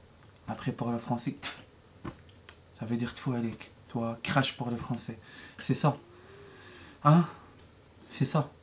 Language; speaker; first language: French; non-native, learner; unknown